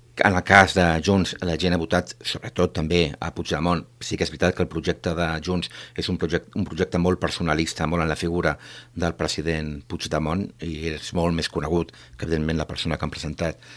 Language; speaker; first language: Catalan; non-native, local second language; Spanish